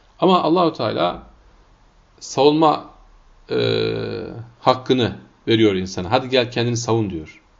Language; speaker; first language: Turkish; non-native, fluent; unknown